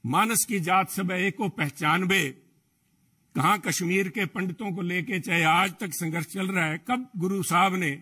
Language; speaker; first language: Hindi; native; Hindi